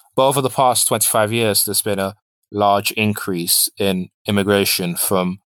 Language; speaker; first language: English; early bilingual, other home language; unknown